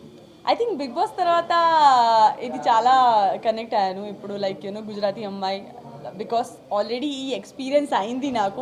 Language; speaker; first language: Telugu; non-native, local second language; Gujarati